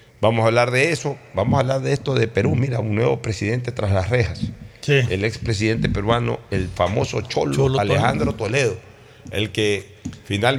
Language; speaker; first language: Spanish; native; Spanish